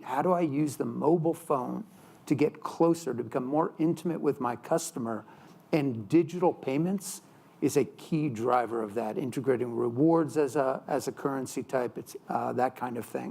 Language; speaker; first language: English; native; English